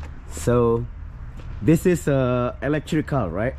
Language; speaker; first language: English; non-native, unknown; Indonesian